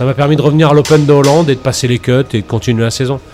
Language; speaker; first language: French; native; French